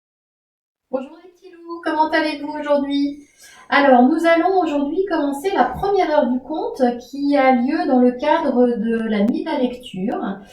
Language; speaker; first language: French; native; French